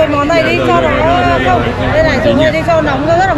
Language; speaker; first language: Vietnamese; native; Vietnamese